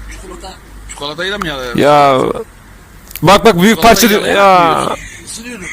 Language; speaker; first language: Turkish; native; Turkish